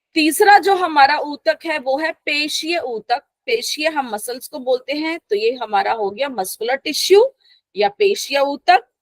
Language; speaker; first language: Hindi; native; Hindi